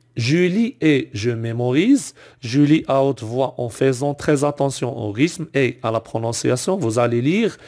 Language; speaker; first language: French; non-native, local second language; Arabic